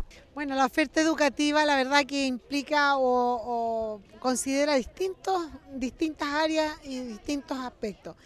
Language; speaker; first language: Spanish; native; Spanish